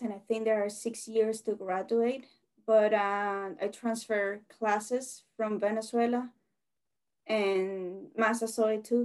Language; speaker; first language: English; non-native, fluent; Spanish